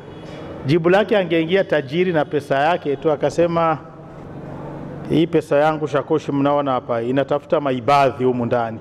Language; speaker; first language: Swahili; non-native, local second language; Rundi